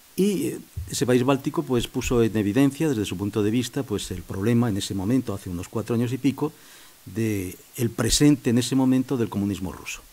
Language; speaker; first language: Spanish; native; Spanish